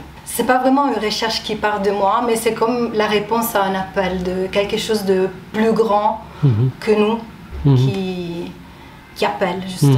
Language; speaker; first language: French; non-native, fluent; Italian